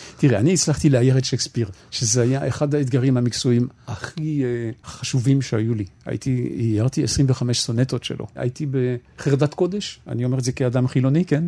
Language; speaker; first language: Hebrew; non-native, fluent; French